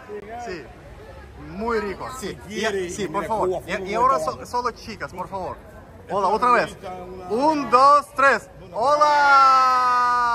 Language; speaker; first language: Spanish; non-native, learner; Russian